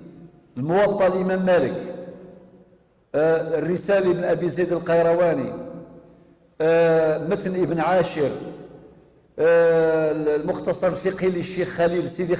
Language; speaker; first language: Arabic; non-native, local second language; Kabyle